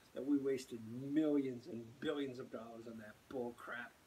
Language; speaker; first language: English; native; English